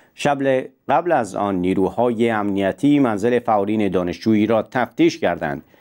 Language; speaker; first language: Persian; non-native, local second language; Central Kurdish